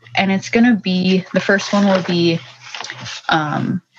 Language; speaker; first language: English; native; English